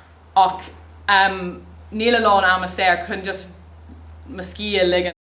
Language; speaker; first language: Irish; non-native, local second language; English